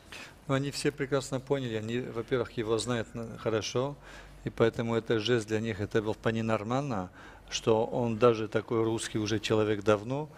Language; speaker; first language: Russian; non-native, fluent; French